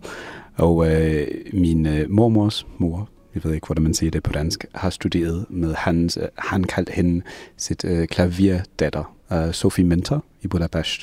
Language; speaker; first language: Danish; non-native, fluent; English